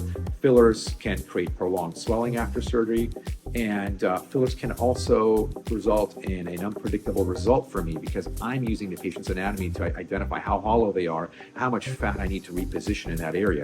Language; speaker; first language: English; native; English